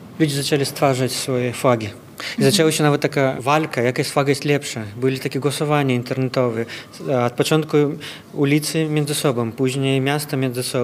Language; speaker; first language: Polish; non-native, fluent; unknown